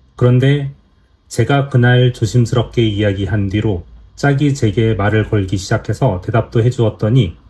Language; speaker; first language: Korean; native; Korean